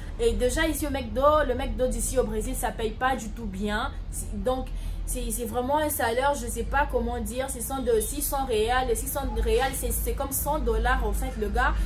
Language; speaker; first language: French; non-native, local second language; Lingala